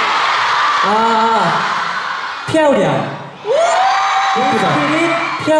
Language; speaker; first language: Chinese; non-native, learner; Korean